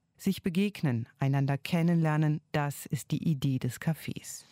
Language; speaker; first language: German; native; German